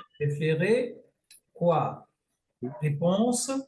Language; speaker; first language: French; non-native, fluent; Portuguese